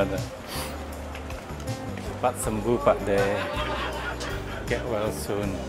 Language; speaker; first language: English; non-native, fluent; Indonesian